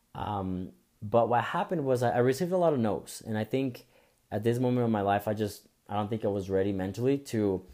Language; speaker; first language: English; early bilingual, other home language; Spanish